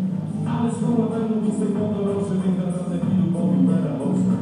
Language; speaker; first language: Polish; non-native, local second language; Rusyn